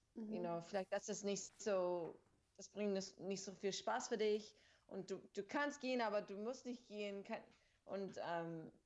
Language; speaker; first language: German; non-native, learner; English